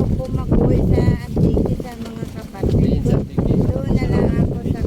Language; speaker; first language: Filipino; non-native, local second language; Hiligaynon